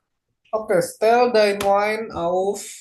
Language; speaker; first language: German; non-native, fluent; Indonesian